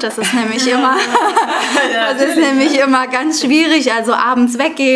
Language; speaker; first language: German; native; German